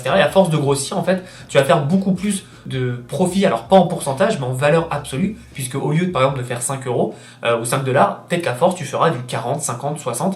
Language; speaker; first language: French; native; French